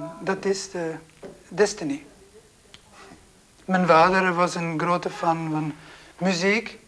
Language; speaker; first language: Dutch; non-native, local second language; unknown